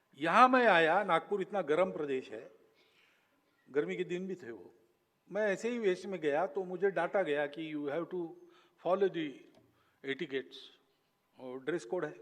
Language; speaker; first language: Hindi; non-native, local second language; Marathi